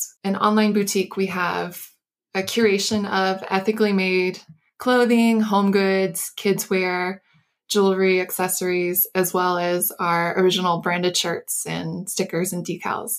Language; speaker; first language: English; native; English